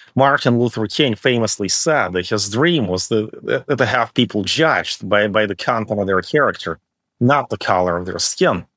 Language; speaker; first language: English; early bilingual, other home language; Russian